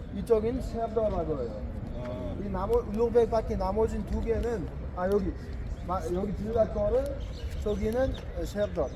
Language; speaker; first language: Korean; non-native, learner; Uzbek